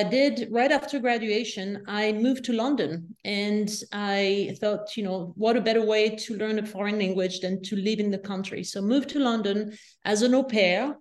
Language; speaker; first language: English; non-native, fluent; French